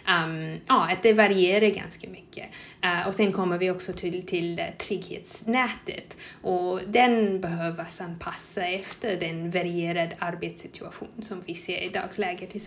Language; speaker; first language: Swedish; non-native, fluent; English